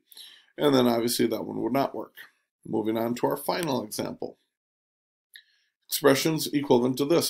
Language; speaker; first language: English; native; English